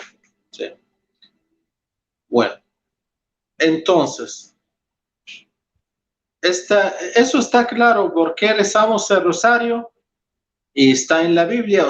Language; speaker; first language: Spanish; non-native, fluent; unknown